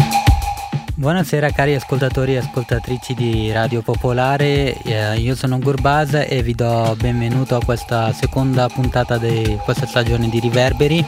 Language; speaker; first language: Italian; early bilingual, other home language; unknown